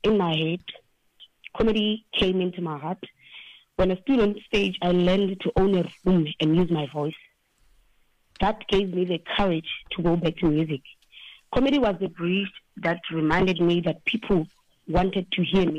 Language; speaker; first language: English; non-native, local second language; Tsonga